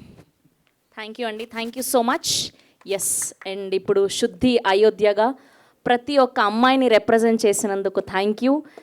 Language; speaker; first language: Telugu; native; Telugu